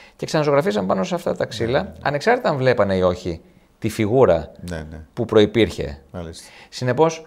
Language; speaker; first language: Greek; native; Greek